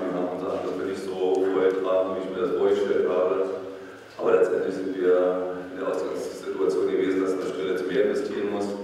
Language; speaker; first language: German; native; German